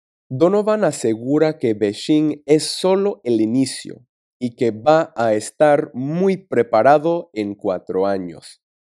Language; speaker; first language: Spanish; non-native, fluent; English